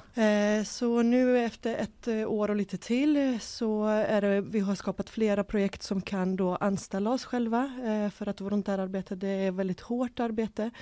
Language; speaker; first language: Swedish; early bilingual, other home language; Ukrainian